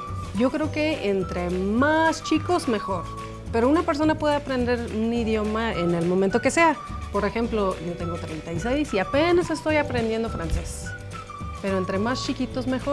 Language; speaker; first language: Spanish; non-native, fluent; English